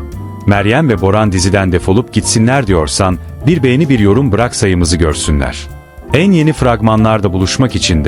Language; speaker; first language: Turkish; native; Turkish